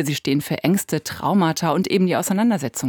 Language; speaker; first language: German; native; German